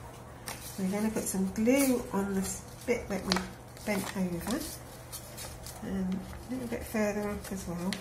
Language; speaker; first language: English; native; English